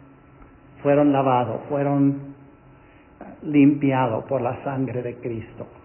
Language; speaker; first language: Spanish; non-native, fluent; English